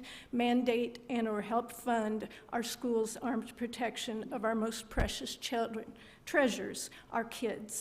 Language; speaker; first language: English; native; English